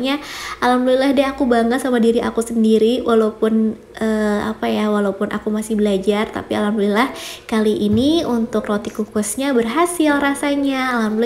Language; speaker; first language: Indonesian; native; Indonesian